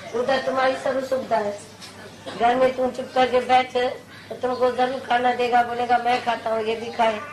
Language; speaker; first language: Hindi; non-native, local second language; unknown